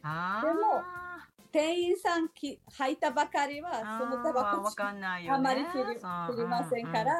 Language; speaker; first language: Japanese; non-native, learner; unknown